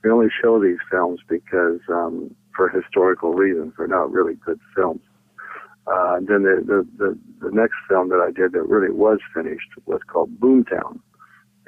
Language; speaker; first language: English; native; English